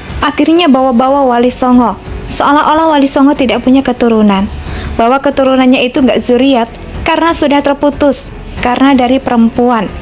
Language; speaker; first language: Indonesian; native; Indonesian